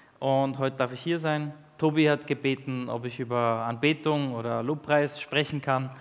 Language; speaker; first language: German; early bilingual, other home language; Italian